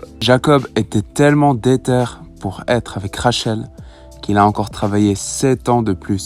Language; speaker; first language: French; native; French